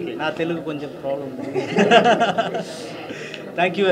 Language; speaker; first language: Telugu; non-native, learner; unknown